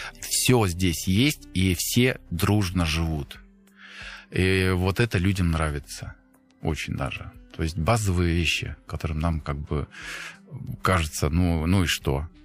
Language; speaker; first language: Russian; non-native, fluent; German